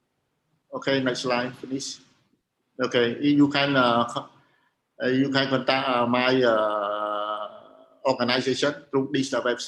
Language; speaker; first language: English; non-native, learner; Khmer